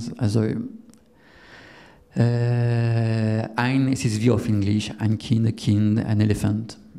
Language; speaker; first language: German; non-native, learner; French